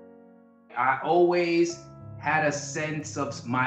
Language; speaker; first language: English; native; English